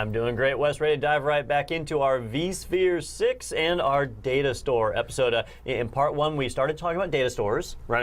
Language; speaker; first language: English; native; English